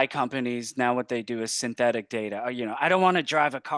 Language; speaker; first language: English; native; English